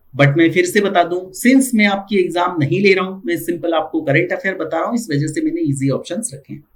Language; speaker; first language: Hindi; non-native, local second language; Marathi